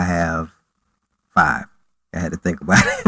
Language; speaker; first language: English; native; English